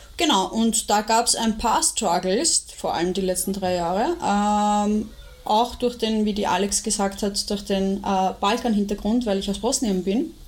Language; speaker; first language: German; early bilingual, other home language; Bosnian